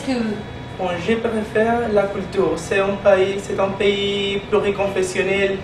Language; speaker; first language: French; non-native, learner; Spanish